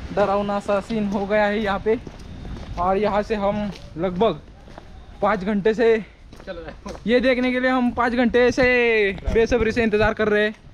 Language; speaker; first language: Hindi; non-native, local second language; Marathi